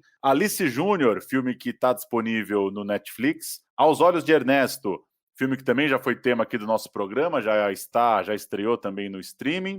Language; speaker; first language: Portuguese; native; Portuguese